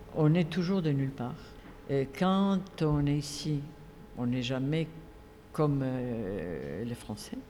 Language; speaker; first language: French; non-native, fluent; Spanish